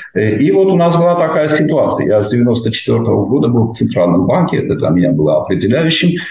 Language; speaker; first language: Russian; non-native, local second language; Armenian